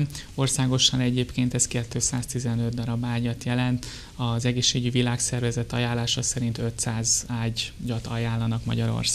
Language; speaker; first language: Hungarian; native; Hungarian